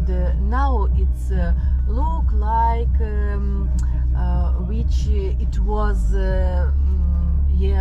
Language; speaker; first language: English; non-native, learner; Russian